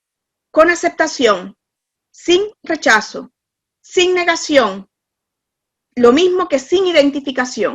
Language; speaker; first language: Spanish; native; Spanish